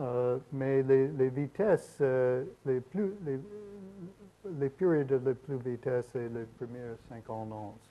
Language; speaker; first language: French; non-native, learner; English